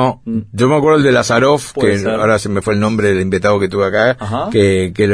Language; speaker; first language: Spanish; native; Spanish